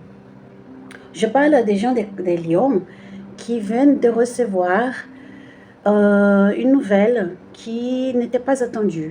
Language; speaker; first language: French; non-native, fluent; Portuguese